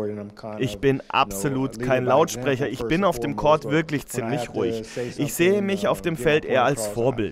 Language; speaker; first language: German; native; German